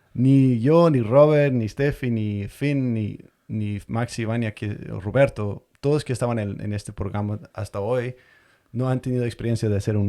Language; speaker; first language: Spanish; non-native, fluent; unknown